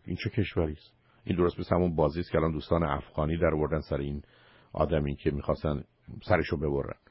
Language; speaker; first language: Persian; native; Persian